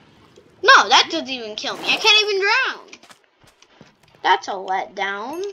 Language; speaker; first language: English; native; English